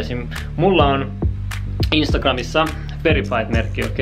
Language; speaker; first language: Finnish; native; Finnish